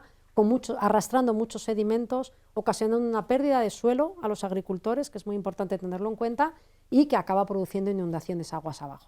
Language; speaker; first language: Spanish; native; Spanish